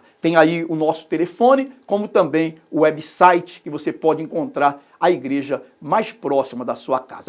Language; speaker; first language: Portuguese; native; Portuguese